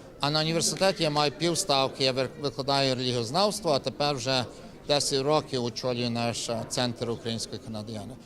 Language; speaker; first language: Ukrainian; early bilingual, heritage; Ukrainian